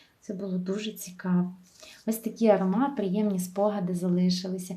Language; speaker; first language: Ukrainian; native; Ukrainian